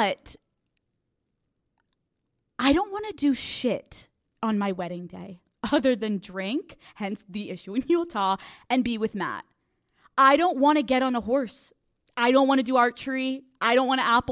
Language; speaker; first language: English; native; English